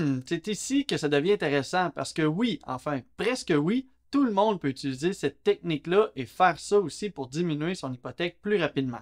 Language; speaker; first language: French; native; French